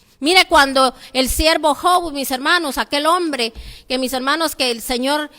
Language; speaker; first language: Spanish; native; Spanish